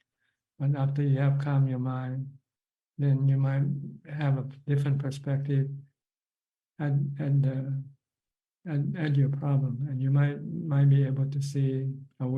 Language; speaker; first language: English; non-native, fluent; Thai